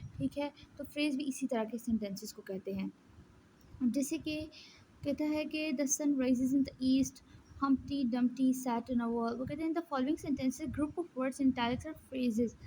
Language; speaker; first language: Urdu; native; Urdu